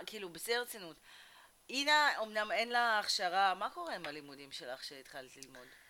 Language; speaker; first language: Hebrew; early bilingual, other home language; Russian